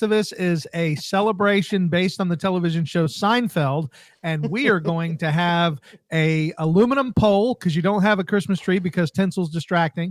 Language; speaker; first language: English; native; English